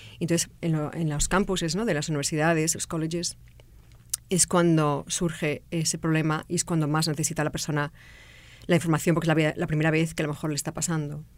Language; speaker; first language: Spanish; native; Spanish